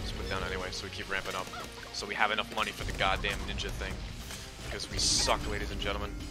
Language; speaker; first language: English; early bilingual, other home language; Polish